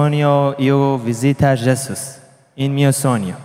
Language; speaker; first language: Portuguese; non-native, learner; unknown